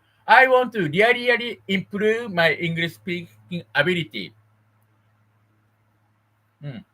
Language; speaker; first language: English; non-native, learner; Japanese